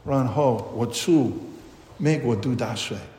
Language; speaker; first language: Chinese; non-native, fluent; English